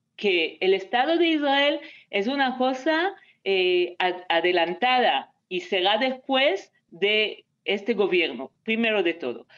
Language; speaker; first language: Spanish; non-native, fluent; Hebrew